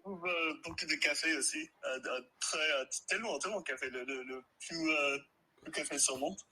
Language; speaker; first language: French; non-native, learner; English